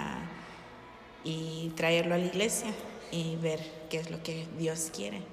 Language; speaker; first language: Spanish; early bilingual, heritage; Spanish